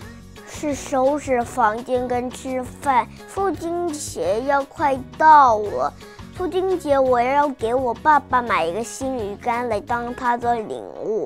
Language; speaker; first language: Chinese; early bilingual, other home language; English